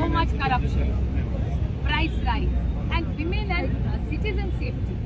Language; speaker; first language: English; non-native, local second language; Marathi